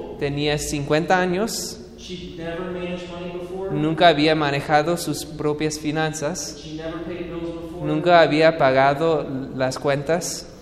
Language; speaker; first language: Spanish; non-native, fluent; English